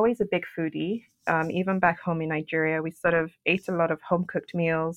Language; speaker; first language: English; non-native, local second language; Yoruba